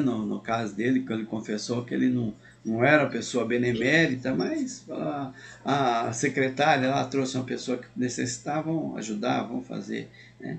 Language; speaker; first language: Portuguese; native; Portuguese